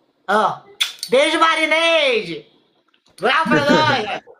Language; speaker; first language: Portuguese; native; Portuguese